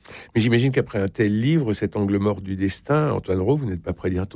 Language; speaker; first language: French; native; French